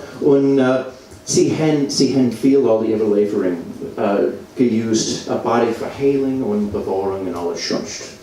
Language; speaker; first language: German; non-native, learner; English